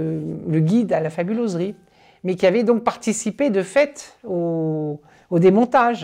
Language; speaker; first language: French; native; French